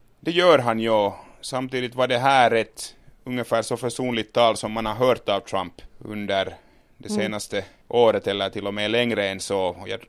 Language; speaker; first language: Swedish; native; Swedish